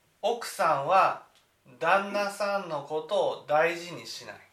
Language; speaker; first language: Japanese; native; Japanese